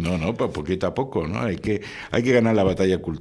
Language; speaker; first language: Spanish; native; Spanish